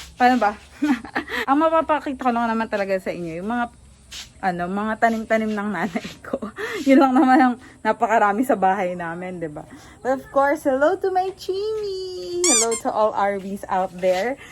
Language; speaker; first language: Filipino; non-native, local second language; Waray